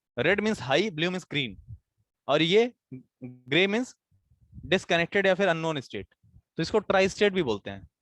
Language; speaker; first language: Hindi; native; Hindi